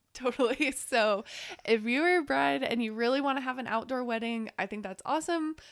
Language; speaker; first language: English; native; English